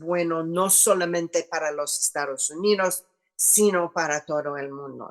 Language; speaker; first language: Spanish; non-native, fluent; English